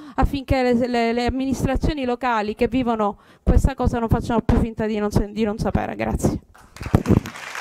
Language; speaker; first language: Italian; native; Italian